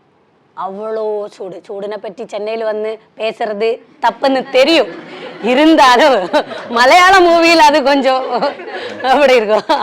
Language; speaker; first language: Tamil; non-native, learner; Malayalam